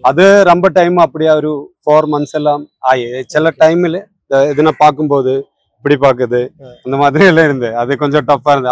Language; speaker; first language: Tamil; non-native, learner; Malayalam